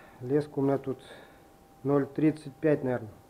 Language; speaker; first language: Russian; native; Russian